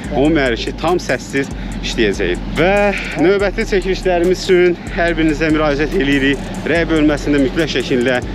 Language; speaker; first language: Azerbaijani; native; Azerbaijani